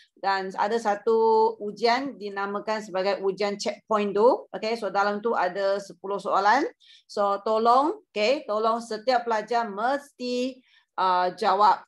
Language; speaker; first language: Malay; non-native, local second language; Chinese